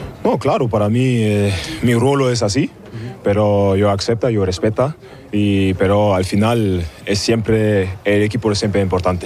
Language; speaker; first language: Spanish; non-native, learner; German